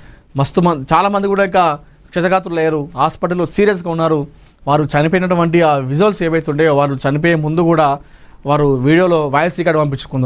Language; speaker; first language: Telugu; native; Telugu